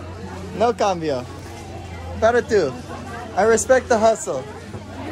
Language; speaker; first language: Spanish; non-native, learner; English